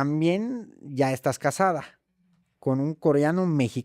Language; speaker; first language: Spanish; non-native, fluent; German